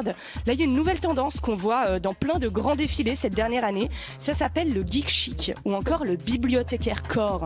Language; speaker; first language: French; native; French